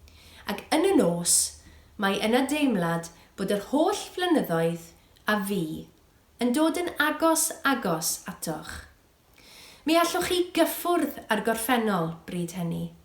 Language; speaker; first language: Welsh; native; Welsh